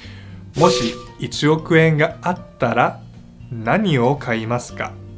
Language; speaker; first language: Japanese; non-native, fluent; Filipino